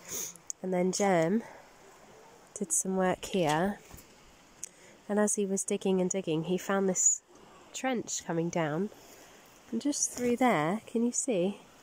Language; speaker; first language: English; native; English